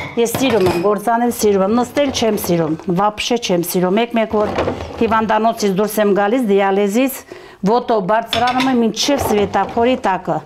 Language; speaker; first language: Armenian; native; Armenian